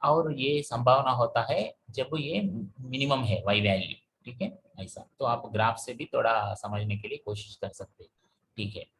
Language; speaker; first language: Hindi; non-native, local second language; Telugu